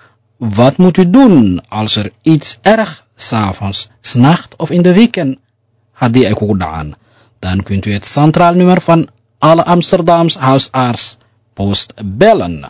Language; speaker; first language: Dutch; non-native, fluent; Somali